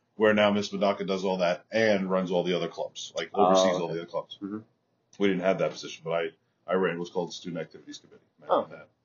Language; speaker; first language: English; native; English